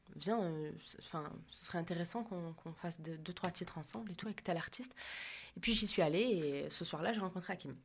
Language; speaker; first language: French; native; French